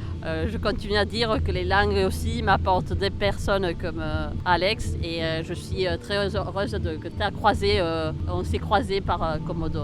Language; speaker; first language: French; early bilingual, heritage; Spanish